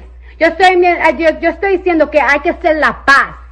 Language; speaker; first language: Spanish; early bilingual, heritage; Spanish